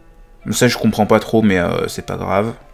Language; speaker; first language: French; native; French